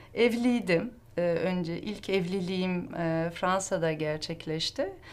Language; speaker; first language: Turkish; early bilingual, heritage; Turkish